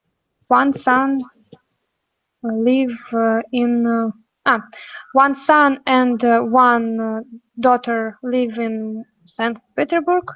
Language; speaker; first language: English; non-native, learner; Russian